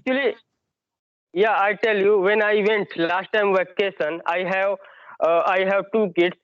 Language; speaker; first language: English; non-native, learner; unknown